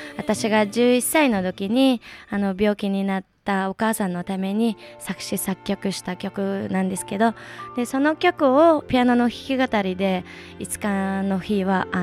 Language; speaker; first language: Japanese; non-native, fluent; Mongolian